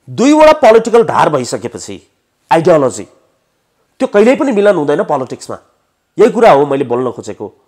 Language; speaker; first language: Nepali; native; Nepali